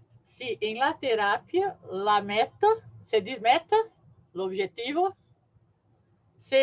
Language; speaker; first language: Spanish; non-native, learner; Portuguese